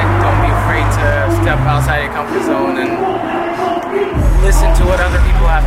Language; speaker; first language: English; non-native, fluent; Russian